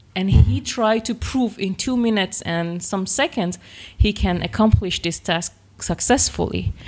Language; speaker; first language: English; non-native, fluent; Persian